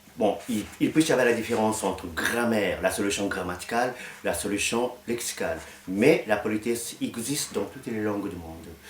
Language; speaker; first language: French; non-native, fluent; Japanese